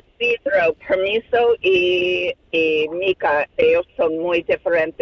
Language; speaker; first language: Spanish; non-native, learner; English